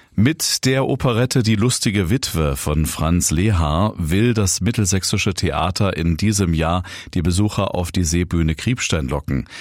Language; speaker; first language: German; native; German